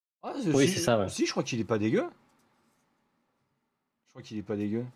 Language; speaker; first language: French; native; French